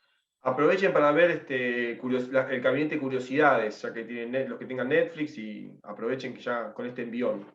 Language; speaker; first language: Spanish; native; Spanish